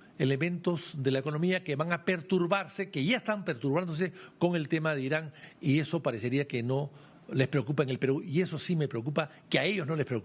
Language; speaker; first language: Spanish; native; Spanish